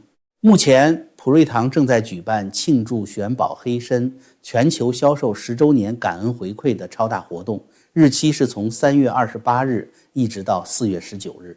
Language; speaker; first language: Chinese; native; Chinese